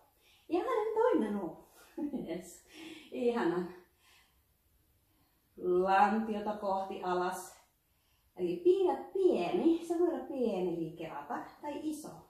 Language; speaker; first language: Finnish; non-native, learner; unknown